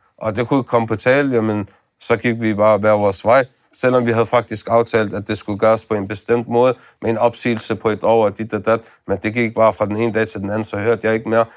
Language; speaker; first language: Danish; early bilingual, other home language; Arabic